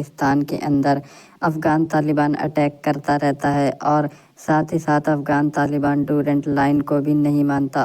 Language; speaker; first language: Hindi; native; Hindi